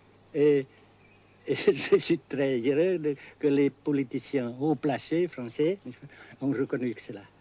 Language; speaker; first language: French; non-native, local second language; Vietnamese